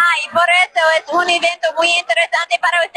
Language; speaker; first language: Spanish; non-native, learner; English